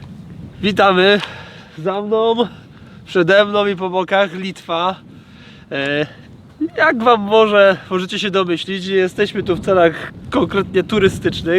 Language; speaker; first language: Polish; native; Polish